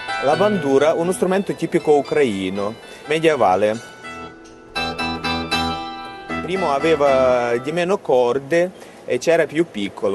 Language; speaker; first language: Italian; non-native, fluent; Ukrainian